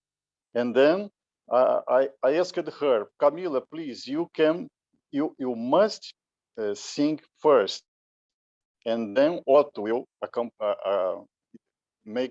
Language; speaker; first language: English; non-native, learner; Portuguese